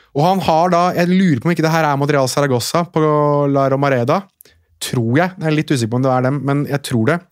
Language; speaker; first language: Norwegian; native; Norwegian